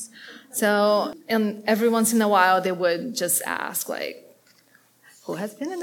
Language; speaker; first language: English; non-native, fluent; Portuguese